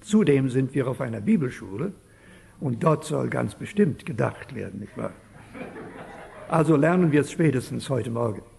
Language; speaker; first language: German; early bilingual, heritage; German